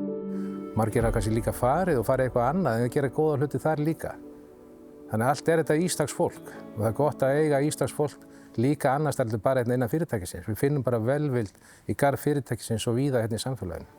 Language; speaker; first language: Icelandic; native; Icelandic